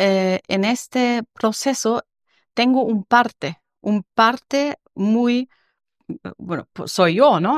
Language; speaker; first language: Spanish; non-native, learner; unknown